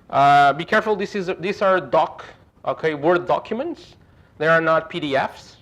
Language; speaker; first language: English; non-native, fluent; Portuguese